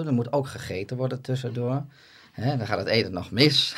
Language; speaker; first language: Dutch; native; Dutch